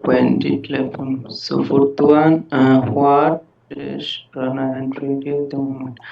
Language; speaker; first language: English; non-native, learner; Bangla